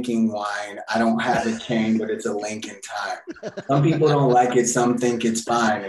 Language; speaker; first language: English; native; English